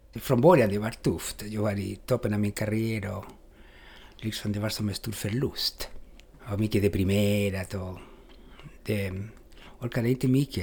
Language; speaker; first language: Swedish; non-native, fluent; Spanish